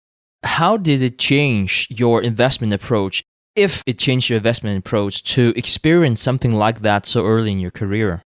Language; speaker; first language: English; non-native, fluent; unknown